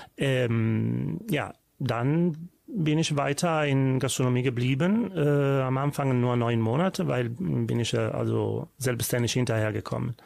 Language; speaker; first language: German; non-native, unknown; Italian